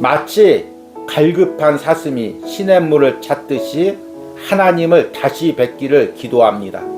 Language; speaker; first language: Korean; native; Korean